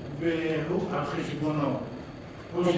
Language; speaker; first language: Hebrew; non-native, fluent; Arabic